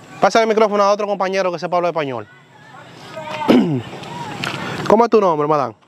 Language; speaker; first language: Spanish; native; Spanish